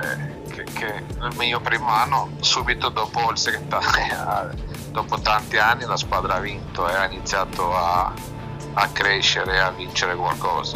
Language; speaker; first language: Italian; non-native, fluent; Serbian